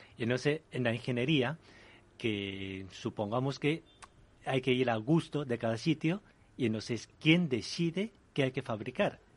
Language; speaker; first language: Spanish; early bilingual, other home language; Chinese